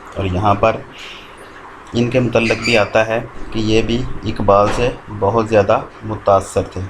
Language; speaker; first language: Urdu; non-native, local second language; Punjabi